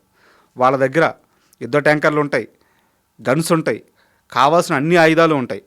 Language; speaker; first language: Telugu; native; Telugu